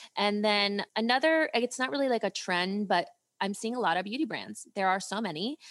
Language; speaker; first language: English; native; English